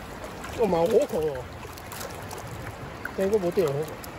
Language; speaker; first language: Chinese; native; Chinese